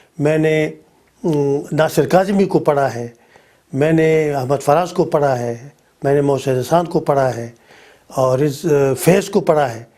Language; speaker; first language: Urdu; non-native, local second language; Pashto